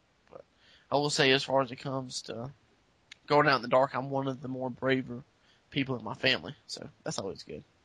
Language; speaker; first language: English; native; English